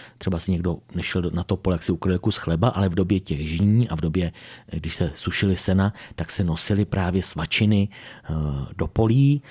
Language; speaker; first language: Czech; native; Czech